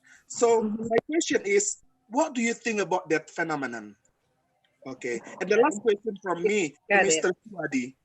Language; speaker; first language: English; non-native, fluent; Indonesian